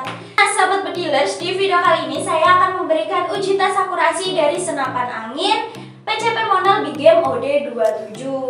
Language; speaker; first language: Indonesian; native; Indonesian